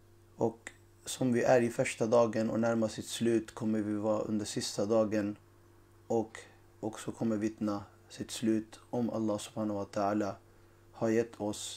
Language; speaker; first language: Swedish; non-native, fluent; Urdu